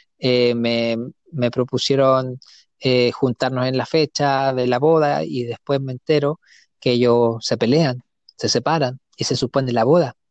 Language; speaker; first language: Spanish; native; Spanish